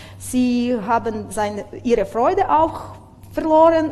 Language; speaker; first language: German; non-native, learner; Ukrainian